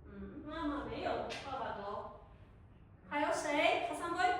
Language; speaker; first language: Chinese; non-native, fluent; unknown